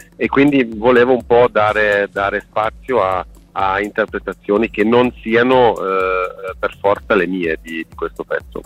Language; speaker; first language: Italian; non-native, fluent; Luxembourgish